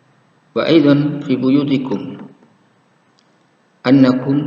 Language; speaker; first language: Arabic; non-native, fluent; Indonesian